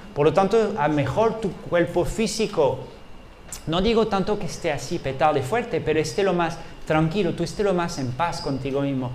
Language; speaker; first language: Spanish; non-native, fluent; French